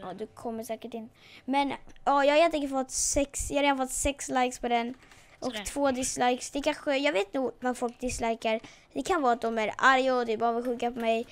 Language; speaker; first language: Swedish; native; Swedish